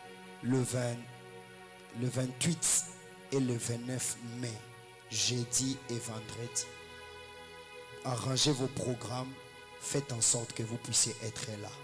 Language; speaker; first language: French; non-native, local second language; Lingala